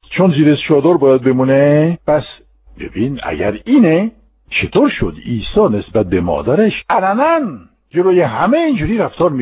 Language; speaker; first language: Persian; non-native, fluent; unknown